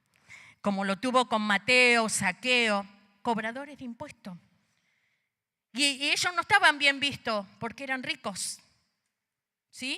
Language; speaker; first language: Spanish; native; Spanish